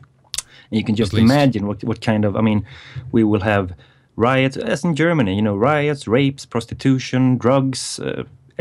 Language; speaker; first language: English; non-native, fluent; Swedish